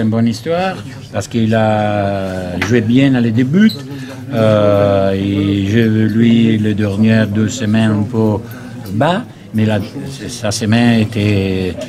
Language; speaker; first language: French; non-native, learner; Italian